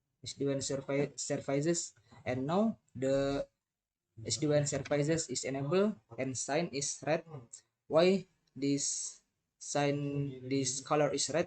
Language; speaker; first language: English; non-native, learner; Indonesian